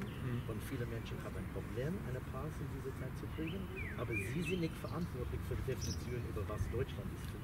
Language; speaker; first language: German; non-native, fluent; English